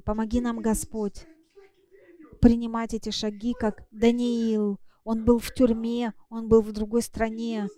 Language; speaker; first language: Russian; non-native, fluent; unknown